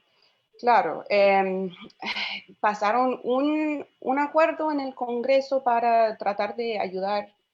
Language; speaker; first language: Spanish; non-native, fluent; English